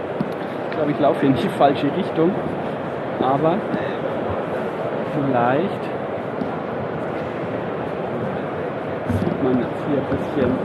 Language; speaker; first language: German; native; German